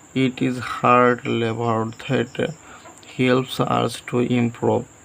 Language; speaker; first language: English; non-native, local second language; Bangla